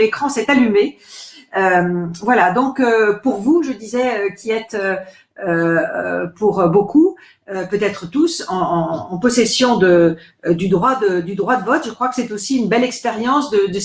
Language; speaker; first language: French; native; French